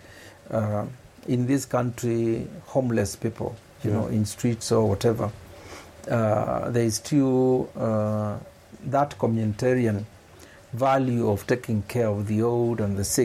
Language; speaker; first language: English; non-native, local second language; Kamba